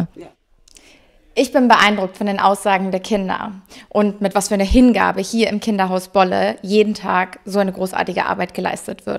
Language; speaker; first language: German; native; German